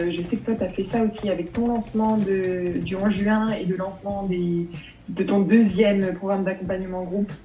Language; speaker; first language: French; native; French